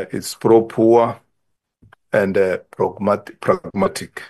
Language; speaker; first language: English; non-native, local second language; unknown